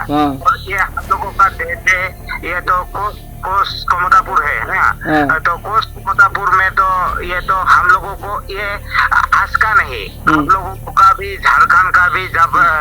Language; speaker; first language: Hindi; non-native, local second language; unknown